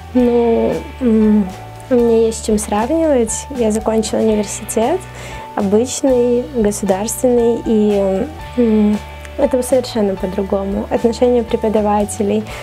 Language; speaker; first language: Russian; native; Russian